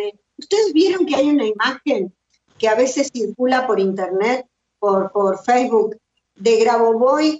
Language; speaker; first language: Spanish; native; Spanish